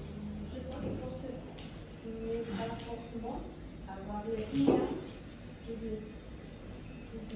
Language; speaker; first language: French; non-native, learner; Spanish